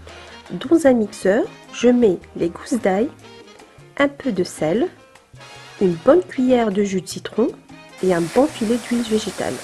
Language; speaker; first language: French; non-native, local second language; Arabic